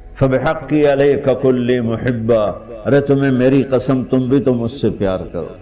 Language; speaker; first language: Urdu; non-native, local second language; Punjabi